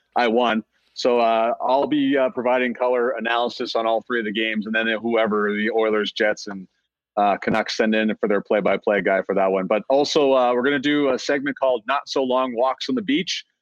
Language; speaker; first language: English; native; English